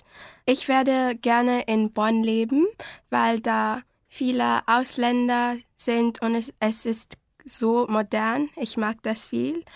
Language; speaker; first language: German; non-native, learner; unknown